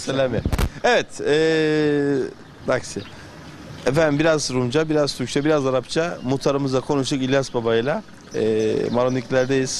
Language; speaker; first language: Turkish; native; Turkish